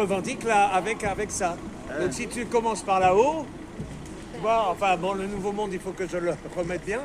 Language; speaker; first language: French; native; French